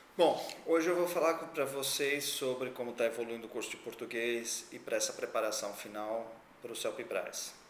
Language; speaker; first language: Portuguese; native; Portuguese